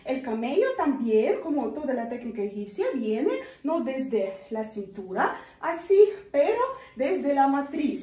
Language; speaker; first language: Spanish; non-native, learner; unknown